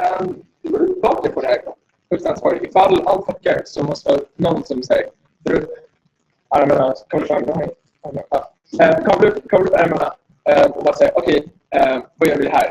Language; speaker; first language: Swedish; native; Swedish